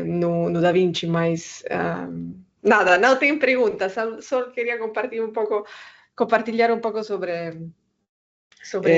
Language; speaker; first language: Portuguese; non-native, learner; Spanish